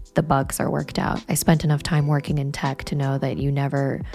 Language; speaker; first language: English; native; English